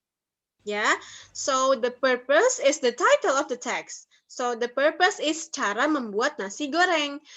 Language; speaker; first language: English; non-native, fluent; Indonesian